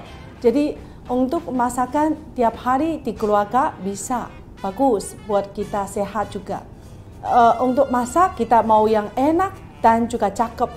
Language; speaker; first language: Indonesian; non-native, fluent; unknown